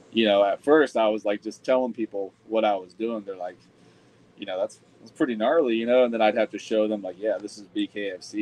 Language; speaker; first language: English; native; English